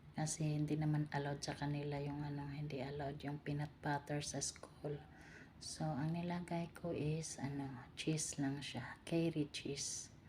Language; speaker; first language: Filipino; native; Filipino